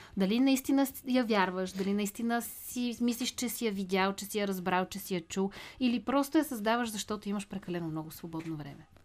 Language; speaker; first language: Bulgarian; native; Bulgarian